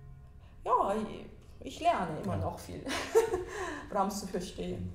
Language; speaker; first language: German; non-native, fluent; Korean